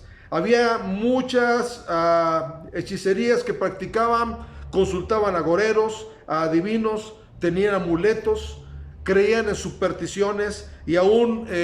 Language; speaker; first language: Spanish; native; Spanish